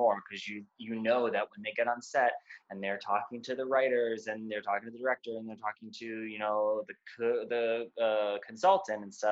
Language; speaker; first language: English; native; English